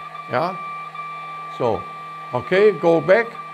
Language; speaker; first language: English; non-native, learner; German